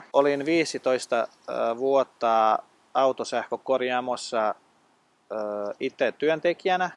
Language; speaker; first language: Finnish; non-native, fluent; Bosnian